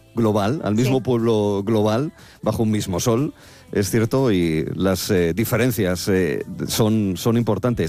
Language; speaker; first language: Spanish; native; Spanish